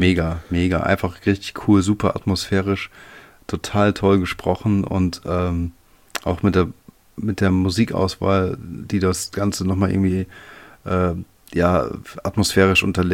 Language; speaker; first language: German; native; German